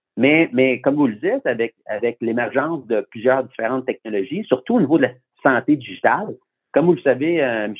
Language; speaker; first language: French; native; French